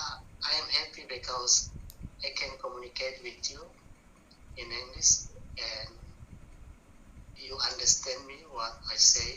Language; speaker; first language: English; non-native, learner; Buginese